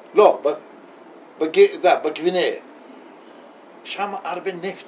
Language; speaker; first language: Hebrew; non-native, learner; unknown